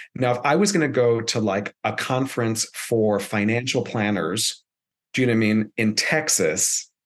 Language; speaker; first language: English; early bilingual, other home language; Spanish